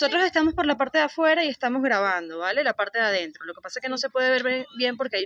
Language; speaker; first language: Spanish; native; Spanish